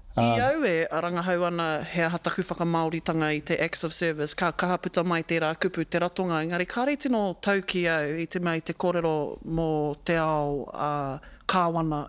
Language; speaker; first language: Māori; non-native, local second language; English